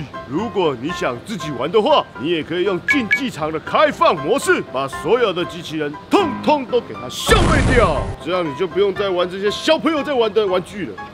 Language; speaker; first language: Chinese; native; Chinese